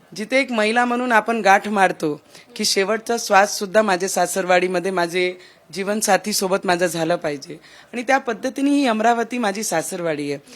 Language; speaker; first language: Marathi; non-native, local second language; Punjabi